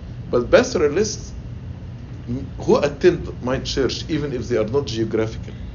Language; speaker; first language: English; non-native, fluent; Arabic